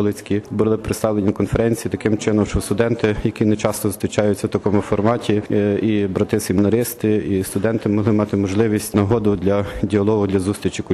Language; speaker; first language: Ukrainian; native; Ukrainian